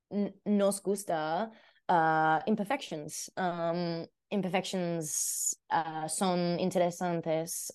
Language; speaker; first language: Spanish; non-native, learner; English